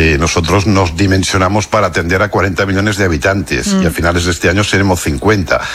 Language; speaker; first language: Spanish; non-native, local second language; Catalan